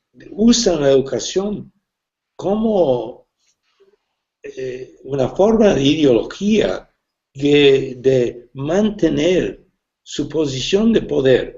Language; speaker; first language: Spanish; non-native, fluent; English